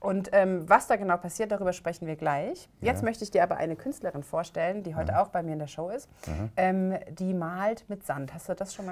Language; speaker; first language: German; native; German